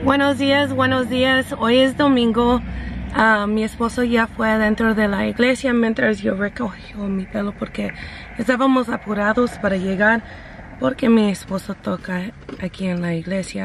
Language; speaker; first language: Spanish; non-native, learner; English